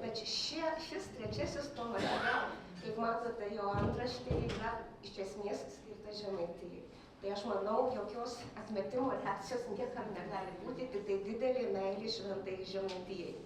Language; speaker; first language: Lithuanian; native; Lithuanian